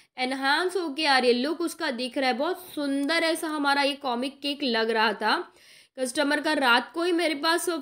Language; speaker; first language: Hindi; non-native, local second language; Marathi